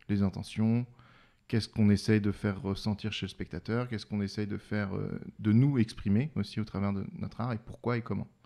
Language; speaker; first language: French; native; French